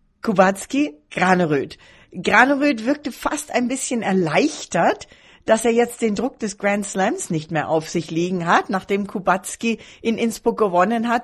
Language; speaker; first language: German; native; German